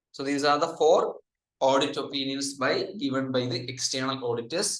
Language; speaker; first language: English; non-native, local second language; Malayalam